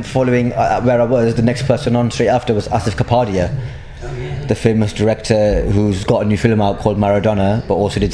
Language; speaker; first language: English; native; English